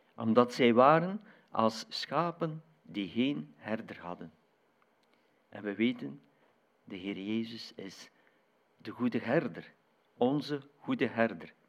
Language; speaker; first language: Dutch; native; Dutch